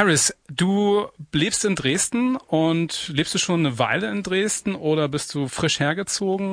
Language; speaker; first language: German; native; German